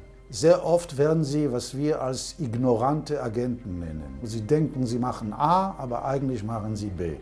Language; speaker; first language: German; non-native, fluent; Hebrew